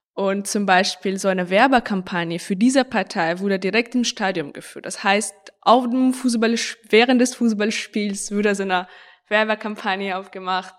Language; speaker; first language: German; non-native, fluent; Ukrainian